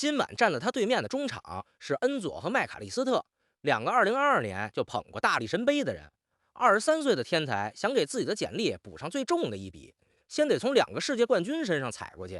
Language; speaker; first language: Chinese; native; Chinese